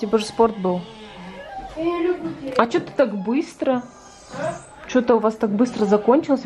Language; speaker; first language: Russian; native; Russian